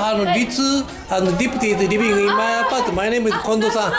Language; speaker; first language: English; non-native, learner; Japanese